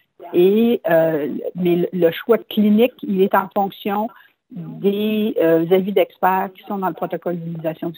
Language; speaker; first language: French; native; French